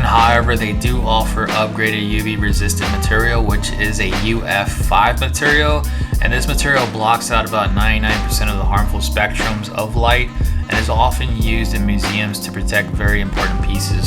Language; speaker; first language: English; native; English